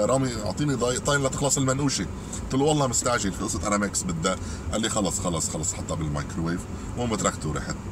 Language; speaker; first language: Arabic; native; Arabic